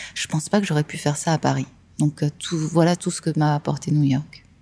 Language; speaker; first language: French; native; French